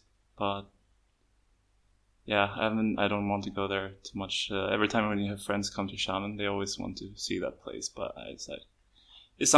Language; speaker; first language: English; non-native, fluent; Swedish